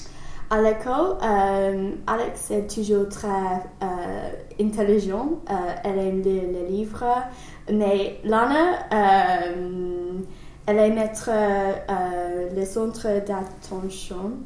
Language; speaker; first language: French; non-native, learner; English